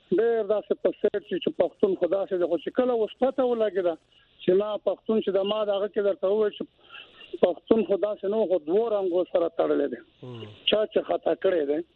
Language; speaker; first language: Pashto; native; Pashto